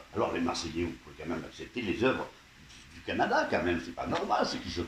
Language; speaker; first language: French; native; French